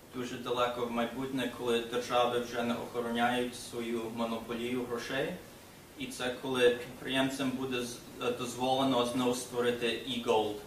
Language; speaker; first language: Ukrainian; early bilingual, other home language; English